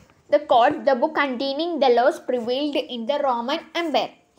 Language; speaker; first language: English; non-native, local second language; Malayalam